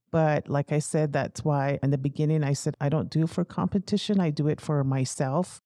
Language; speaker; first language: English; native; English